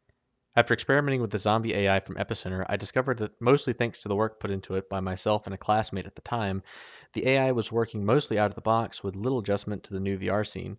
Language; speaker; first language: English; native; English